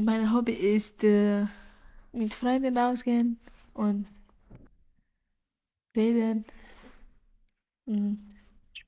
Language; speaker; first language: German; early bilingual, other home language; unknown